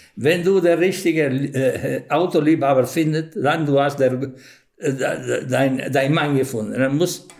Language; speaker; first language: German; non-native, fluent; Italian